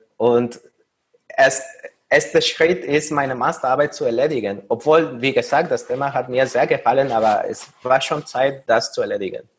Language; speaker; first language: German; non-native, fluent; Spanish